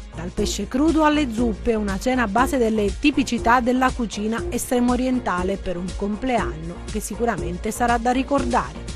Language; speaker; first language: Italian; native; Italian